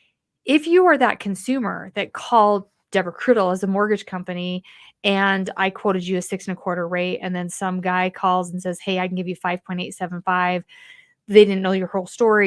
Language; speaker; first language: English; native; English